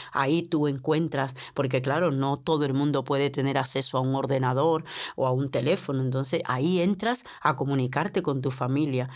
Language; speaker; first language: Spanish; native; Spanish